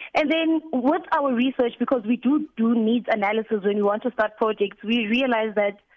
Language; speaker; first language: English; non-native, local second language; Southern Sotho